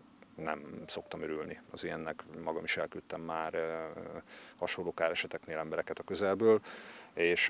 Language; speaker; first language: Hungarian; native; Hungarian